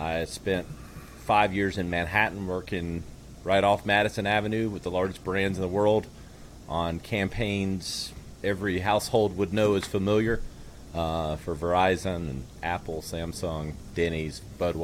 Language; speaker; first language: English; native; English